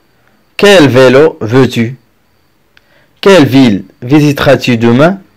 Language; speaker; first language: French; non-native, local second language; Arabic